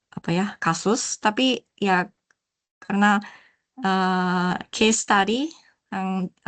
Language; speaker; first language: Indonesian; non-native, learner; Japanese